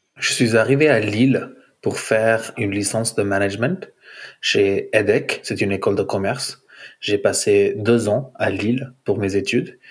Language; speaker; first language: French; non-native, fluent; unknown